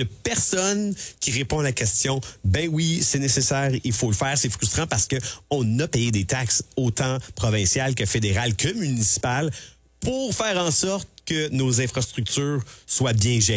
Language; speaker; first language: French; native; French